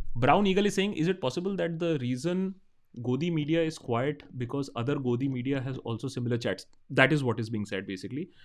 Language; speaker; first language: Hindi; non-native, local second language; Bangla